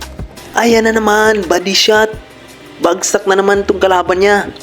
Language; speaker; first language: Filipino; native; Filipino